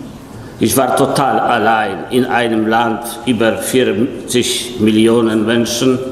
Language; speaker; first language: German; non-native, fluent; Polish